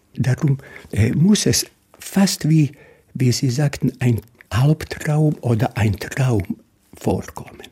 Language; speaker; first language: German; non-native, fluent; Bosnian